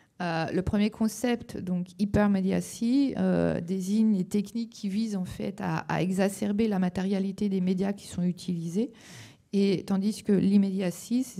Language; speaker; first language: French; native; French